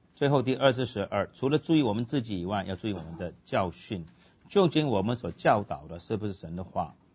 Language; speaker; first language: Chinese; non-native, local second language; Cantonese